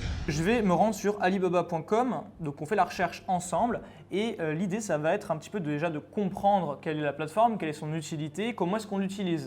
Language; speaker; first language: French; native; French